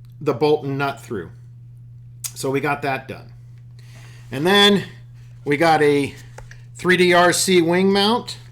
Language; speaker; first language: English; native; English